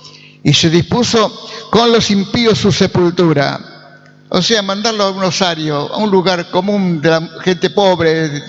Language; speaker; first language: Spanish; native; Spanish